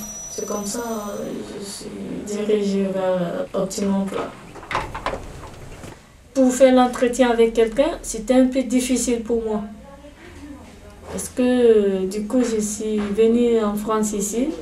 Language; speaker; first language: French; non-native, fluent; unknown